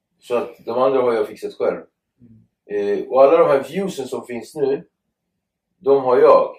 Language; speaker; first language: Swedish; early bilingual, other home language; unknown